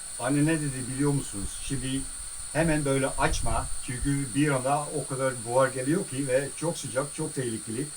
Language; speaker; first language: Turkish; non-native, fluent; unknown